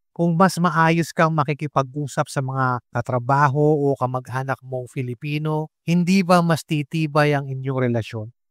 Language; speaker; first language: Filipino; native; Filipino